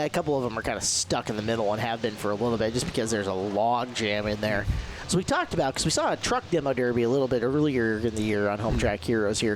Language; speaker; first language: English; native; English